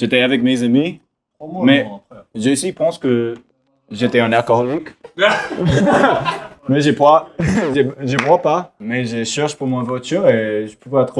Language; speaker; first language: French; non-native, learner; English